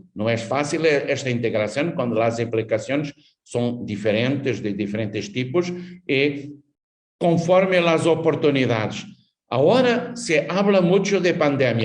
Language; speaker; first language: Spanish; non-native, fluent; Portuguese